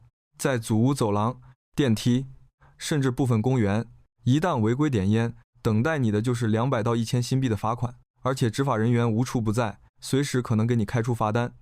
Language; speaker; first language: Chinese; native; Chinese